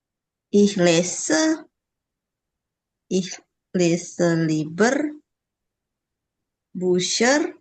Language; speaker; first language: German; non-native, learner; Indonesian